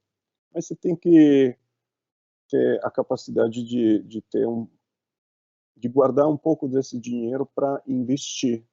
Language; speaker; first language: Portuguese; non-native, fluent; Italian